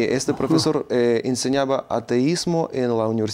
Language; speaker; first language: Spanish; non-native, fluent; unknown